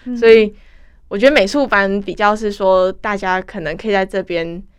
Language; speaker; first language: Chinese; native; Chinese